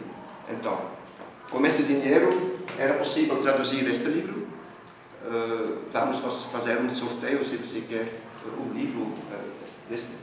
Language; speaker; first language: Portuguese; non-native, fluent; Dutch